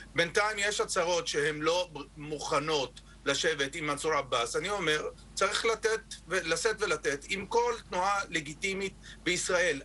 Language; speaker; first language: Hebrew; non-native, local second language; Arabic